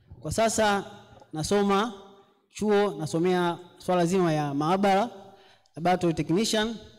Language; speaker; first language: Swahili; native; Swahili